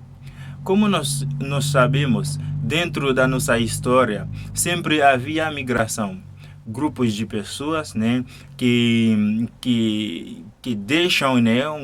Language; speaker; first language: Portuguese; non-native, fluent; Haitian Creole